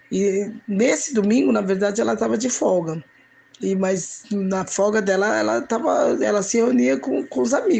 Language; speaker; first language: Portuguese; native; Portuguese